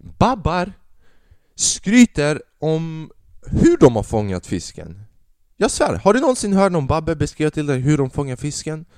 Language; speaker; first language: Swedish; early bilingual, other home language; Albanian